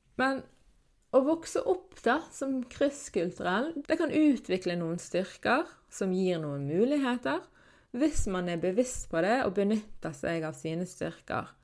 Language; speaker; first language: Norwegian; early bilingual, other home language; Arabic